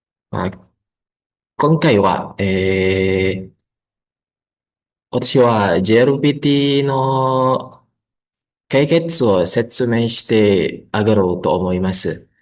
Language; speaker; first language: Japanese; non-native, learner; Indonesian